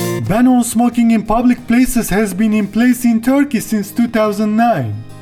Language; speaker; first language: English; non-native, fluent; Turkish